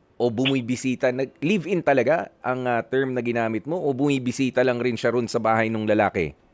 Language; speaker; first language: Filipino; native; Filipino